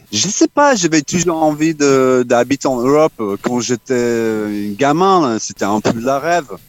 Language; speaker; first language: French; non-native, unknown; English